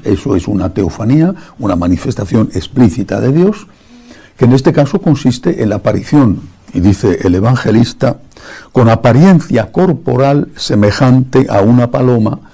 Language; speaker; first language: Spanish; native; Spanish